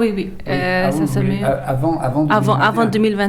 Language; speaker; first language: French; non-native, learner; Persian